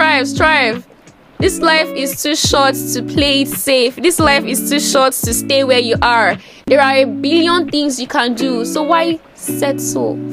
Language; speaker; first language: English; non-native, local second language; Yoruba